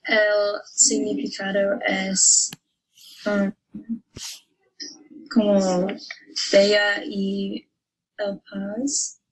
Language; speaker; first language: Spanish; non-native, learner; English